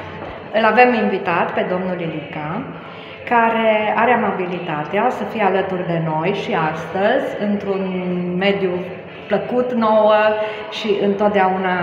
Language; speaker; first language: Romanian; native; Romanian